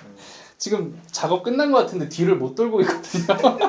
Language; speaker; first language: Korean; native; Korean